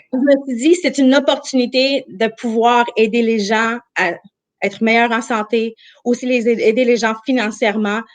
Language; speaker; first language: French; early bilingual, other home language; Armenian